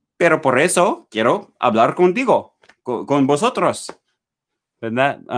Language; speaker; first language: Spanish; non-native, learner; English